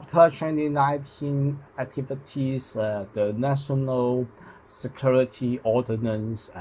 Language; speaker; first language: English; non-native, local second language; Cantonese